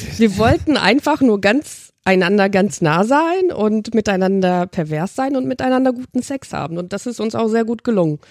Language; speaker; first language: German; early bilingual, other home language; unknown